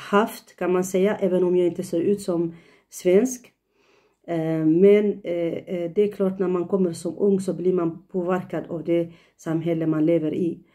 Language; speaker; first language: Swedish; non-native, fluent; Tigrinya